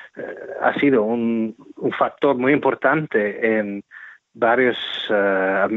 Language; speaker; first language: Spanish; non-native, fluent; English